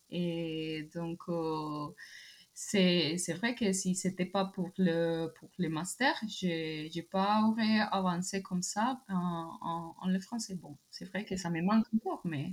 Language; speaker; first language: French; non-native, fluent; Spanish